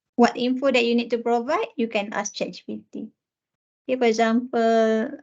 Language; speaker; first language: English; non-native, local second language; Malay